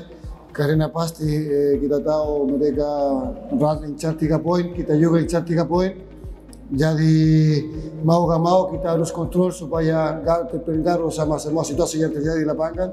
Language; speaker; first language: Indonesian; non-native, fluent; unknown